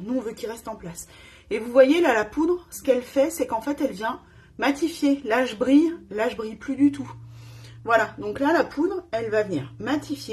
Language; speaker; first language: French; native; French